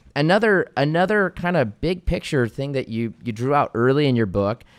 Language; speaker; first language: English; native; English